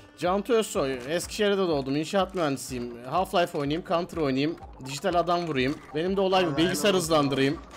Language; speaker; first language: Turkish; native; Turkish